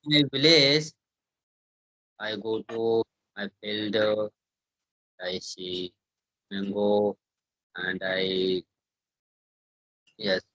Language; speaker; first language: English; non-native, learner; Hindi